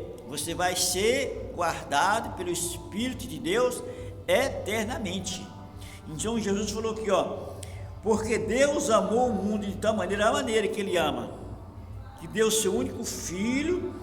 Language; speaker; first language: Portuguese; native; Portuguese